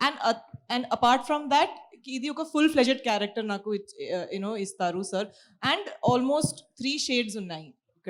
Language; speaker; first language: Telugu; non-native, local second language; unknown